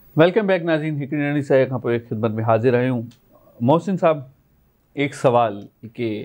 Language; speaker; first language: Urdu; non-native, local second language; Sindhi